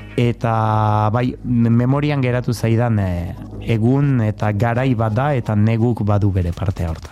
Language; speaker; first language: Basque; non-native, local second language; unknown